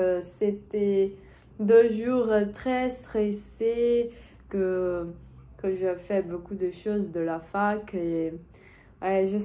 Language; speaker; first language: French; non-native, learner; Portuguese